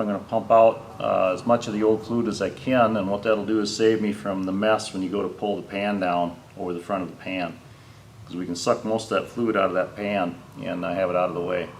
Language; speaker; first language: English; native; English